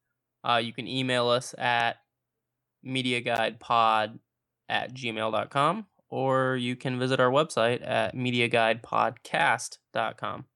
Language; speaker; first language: English; native; English